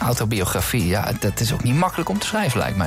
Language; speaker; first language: Dutch; native; Dutch